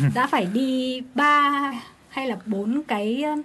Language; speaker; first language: Vietnamese; native; Vietnamese